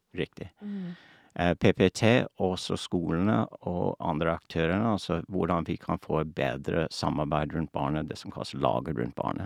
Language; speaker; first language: Norwegian; non-native, fluent; English